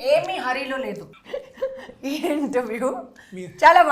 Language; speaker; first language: Telugu; non-native, fluent; Hindi